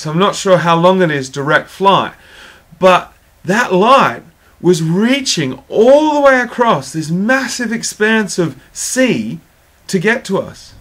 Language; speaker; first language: English; native; English